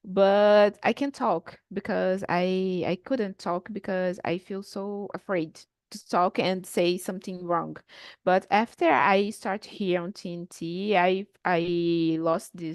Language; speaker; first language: English; non-native, learner; Portuguese